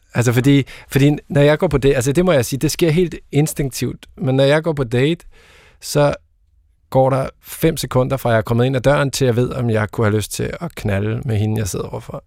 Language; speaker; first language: Danish; native; Danish